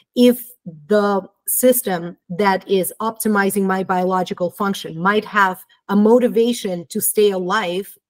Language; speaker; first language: English; early bilingual, other home language; Romanian